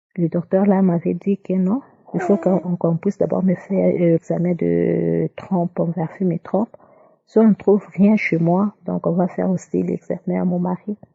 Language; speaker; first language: French; non-native, local second language; Lingala